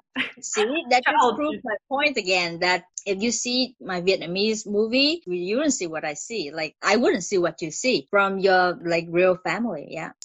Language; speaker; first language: English; non-native, fluent; Vietnamese